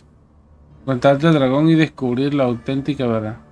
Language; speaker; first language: Spanish; native; Spanish